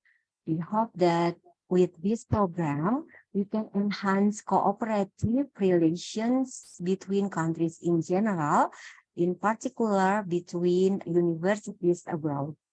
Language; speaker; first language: English; non-native, learner; Indonesian